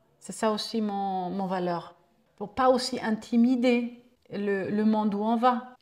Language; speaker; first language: French; non-native, fluent; German